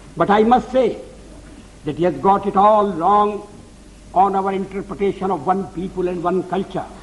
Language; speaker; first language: English; non-native, local second language; Hindi